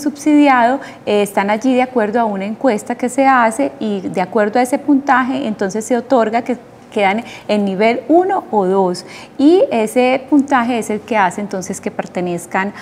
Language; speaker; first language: Spanish; native; Spanish